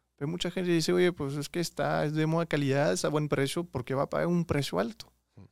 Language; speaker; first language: Spanish; non-native, fluent; French